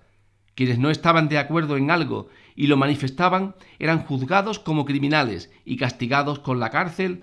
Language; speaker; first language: Spanish; native; Spanish